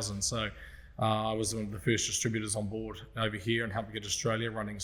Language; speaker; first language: English; native; English